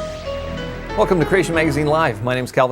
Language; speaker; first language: English; native; English